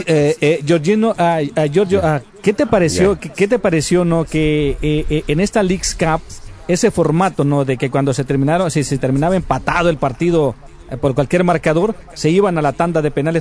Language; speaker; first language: Spanish; native; Spanish